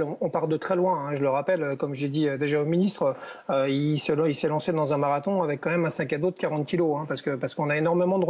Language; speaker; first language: French; native; French